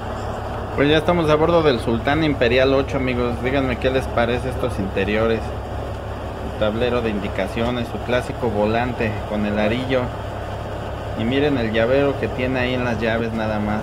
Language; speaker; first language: Spanish; native; Spanish